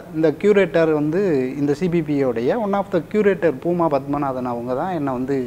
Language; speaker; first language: Tamil; native; Tamil